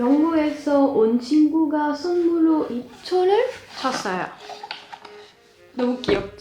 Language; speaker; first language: Korean; non-native, fluent; French